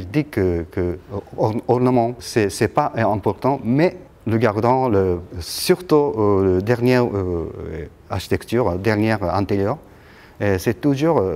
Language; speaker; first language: French; non-native, learner; Japanese